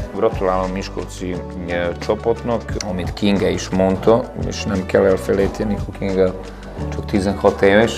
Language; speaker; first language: Hungarian; non-native, fluent; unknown